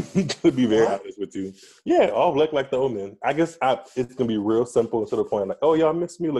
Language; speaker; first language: English; native; English